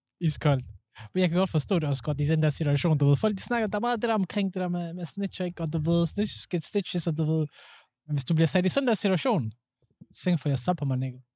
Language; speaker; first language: Danish; early bilingual, other home language; Somali